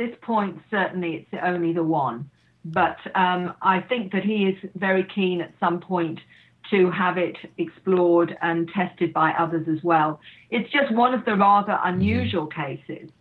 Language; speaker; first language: English; native; English